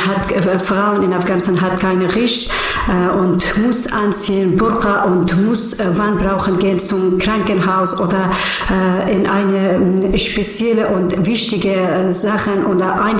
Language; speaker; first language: German; non-native, learner; Persian